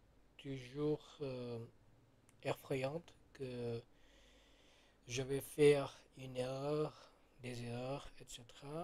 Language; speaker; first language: French; non-native, learner; Gujarati